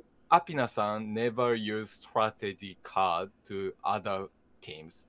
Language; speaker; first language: English; non-native, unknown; Japanese